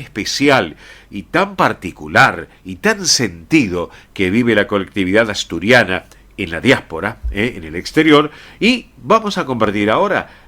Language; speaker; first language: Spanish; native; Spanish